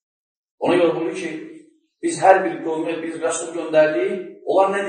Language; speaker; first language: Turkish; non-native, learner; Azerbaijani